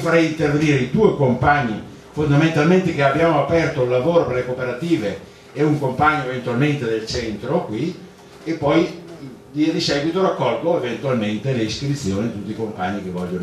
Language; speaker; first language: Italian; native; Italian